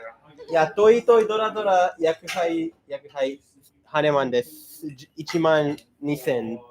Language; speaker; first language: Japanese; non-native, learner; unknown